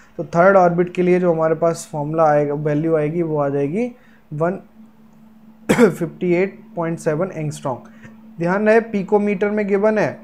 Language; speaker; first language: Hindi; native; Hindi